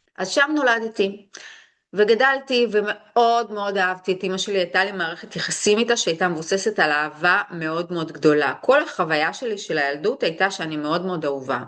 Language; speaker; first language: Hebrew; early bilingual, other home language; Russian